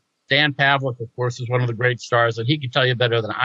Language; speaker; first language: English; native; English